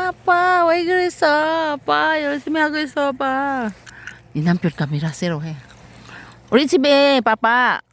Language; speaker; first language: Korean; non-native, learner; Filipino